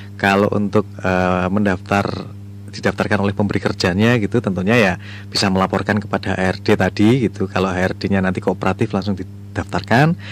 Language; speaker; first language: Indonesian; native; Indonesian